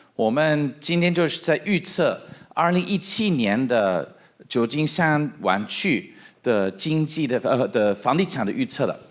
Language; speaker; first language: Chinese; non-native, fluent; English